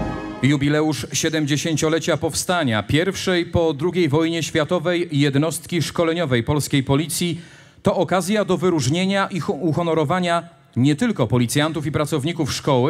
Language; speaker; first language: Polish; native; Polish